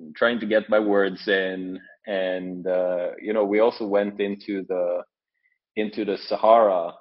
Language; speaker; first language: English; non-native, fluent; Norwegian